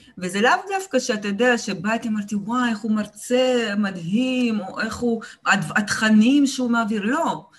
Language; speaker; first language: Hebrew; early bilingual, other home language; Russian